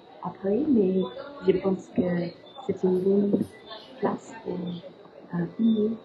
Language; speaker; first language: French; non-native, learner; English